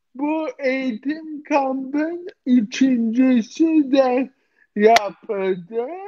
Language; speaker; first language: Turkish; early bilingual, heritage; Turkish